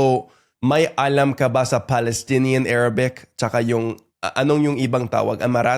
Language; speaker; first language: Filipino; non-native, fluent; English